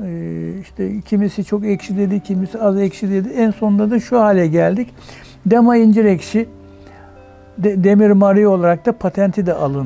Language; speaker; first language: Turkish; native; Turkish